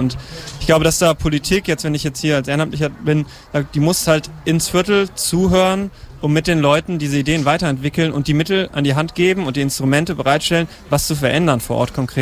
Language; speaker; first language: German; native; German